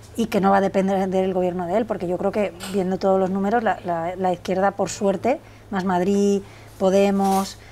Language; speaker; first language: Spanish; native; Spanish